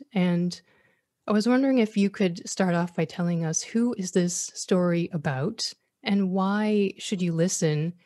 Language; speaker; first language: English; native; English